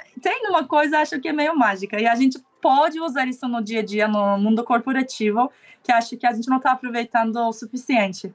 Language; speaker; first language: Portuguese; non-native, fluent; Turkish